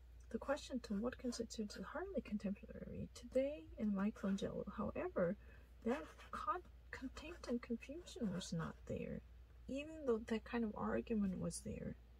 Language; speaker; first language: English; non-native, fluent; Korean